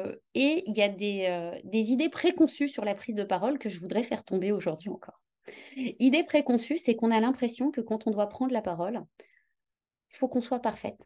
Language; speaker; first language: French; native; French